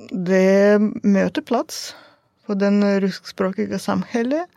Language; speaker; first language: Swedish; non-native, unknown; Russian